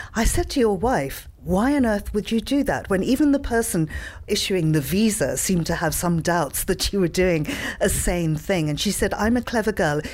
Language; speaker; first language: English; native; English